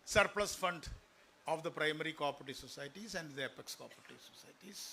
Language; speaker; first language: English; non-native, local second language; Malayalam